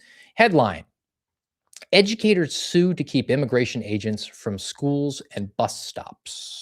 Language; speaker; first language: English; native; English